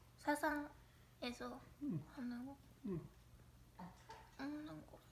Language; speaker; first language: Korean; non-native, learner; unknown